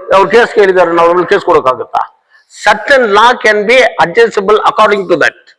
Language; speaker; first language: Kannada; non-native, local second language; Tamil